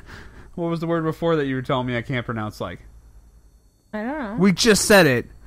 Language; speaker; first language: English; native; English